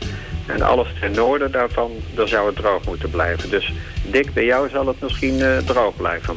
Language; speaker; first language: Dutch; native; Dutch